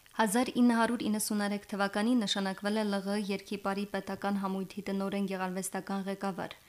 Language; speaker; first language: Armenian; native; Armenian